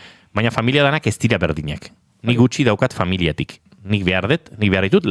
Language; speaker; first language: Basque; native; Basque